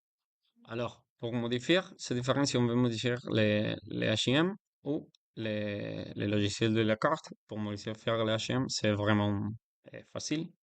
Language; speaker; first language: French; non-native, learner; Spanish